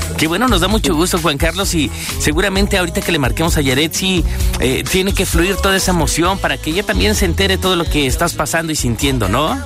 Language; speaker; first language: Spanish; native; Spanish